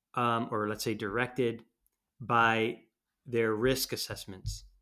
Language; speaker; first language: English; native; English